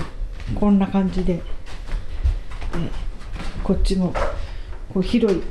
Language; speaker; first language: Japanese; native; Japanese